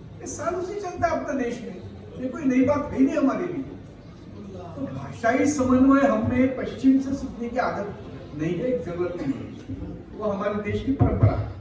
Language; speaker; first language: Hindi; non-native, local second language; Marathi